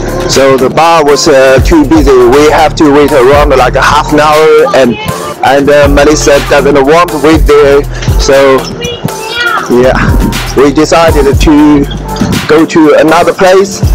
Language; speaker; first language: English; non-native, fluent; Chinese